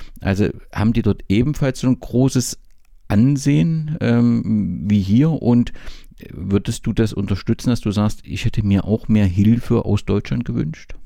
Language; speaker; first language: German; native; German